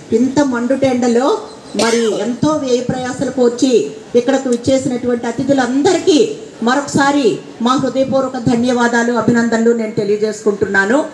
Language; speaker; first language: Telugu; native; Telugu